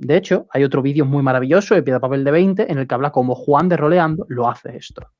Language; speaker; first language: Spanish; native; Spanish